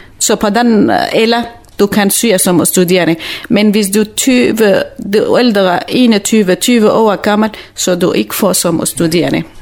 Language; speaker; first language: Danish; non-native, learner; Kurdish